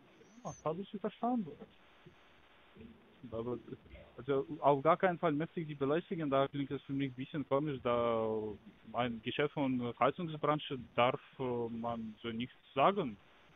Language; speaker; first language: German; non-native, learner; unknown